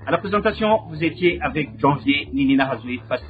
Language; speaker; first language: French; non-native, local second language; Rundi